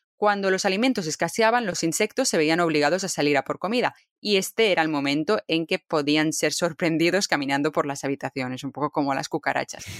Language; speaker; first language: Spanish; native; Spanish